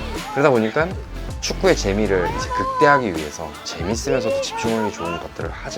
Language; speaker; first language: Korean; native; Korean